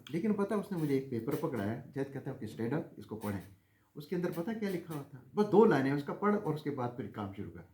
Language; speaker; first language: Urdu; native; Urdu